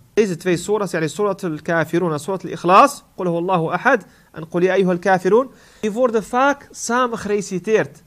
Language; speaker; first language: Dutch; non-native, fluent; Arabic